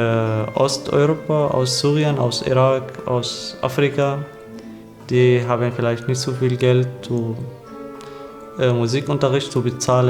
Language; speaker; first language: German; non-native, learner; Arabic